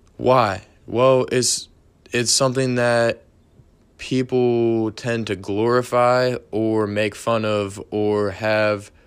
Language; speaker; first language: English; native; English